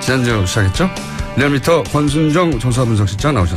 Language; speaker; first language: Korean; native; Korean